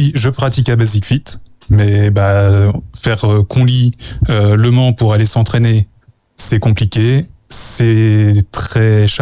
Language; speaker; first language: French; native; French